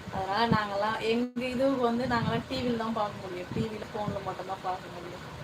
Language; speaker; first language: Tamil; non-native, local second language; Telugu